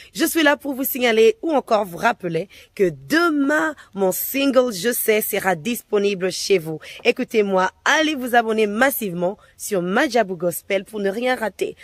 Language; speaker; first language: French; non-native, local second language; Lingala